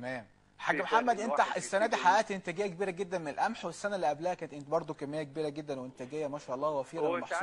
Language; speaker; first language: Arabic; native; Arabic